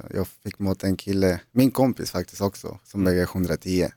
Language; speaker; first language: Swedish; non-native, fluent; Spanish